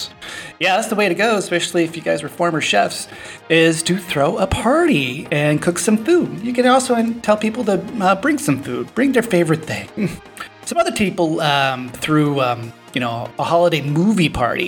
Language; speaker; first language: English; native; English